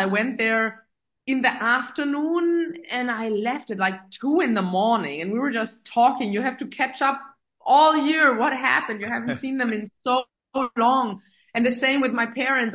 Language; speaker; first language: English; non-native, fluent; German